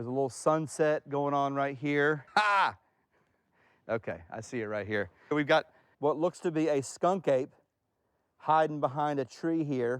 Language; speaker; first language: English; native; English